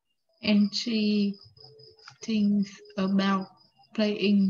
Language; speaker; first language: English; non-native, learner; Vietnamese